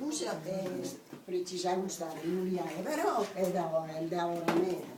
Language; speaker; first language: Italian; non-native, local second language; Sardinian